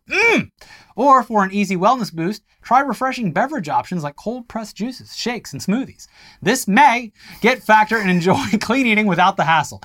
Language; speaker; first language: English; native; English